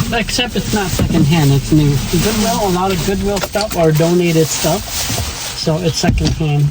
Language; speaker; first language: English; early bilingual, other home language; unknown